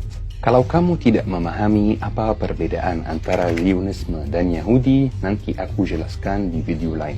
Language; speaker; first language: Indonesian; non-native, fluent; Arabic